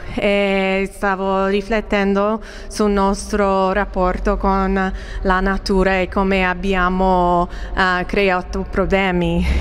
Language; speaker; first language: Italian; non-native, fluent; English